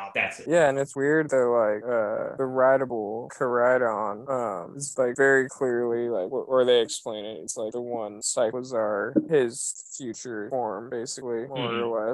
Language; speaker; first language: English; native; English